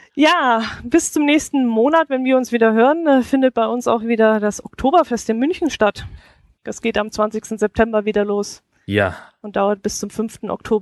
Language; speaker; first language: German; native; German